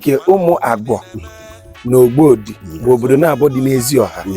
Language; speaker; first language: Igbo; native; Igbo